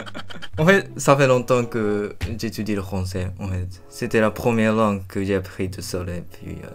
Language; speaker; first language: French; non-native, learner; Japanese